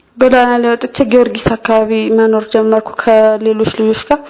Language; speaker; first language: Amharic; native; Amharic